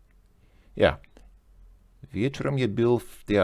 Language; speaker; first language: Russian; non-native, learner; English